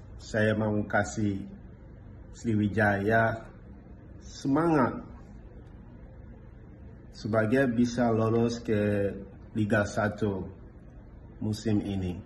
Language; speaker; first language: Indonesian; non-native, learner; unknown